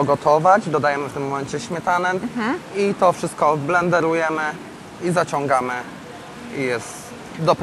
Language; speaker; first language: Polish; native; Polish